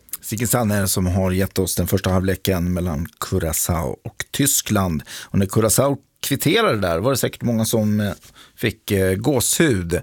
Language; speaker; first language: Swedish; native; Swedish